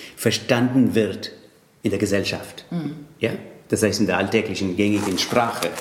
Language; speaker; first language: German; non-native, fluent; Tamil